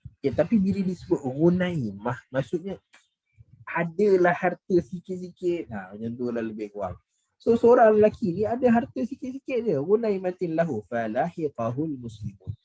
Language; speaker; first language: Malay; native; Malay